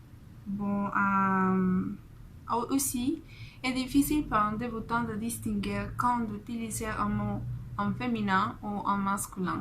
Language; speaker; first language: French; non-native, fluent; Spanish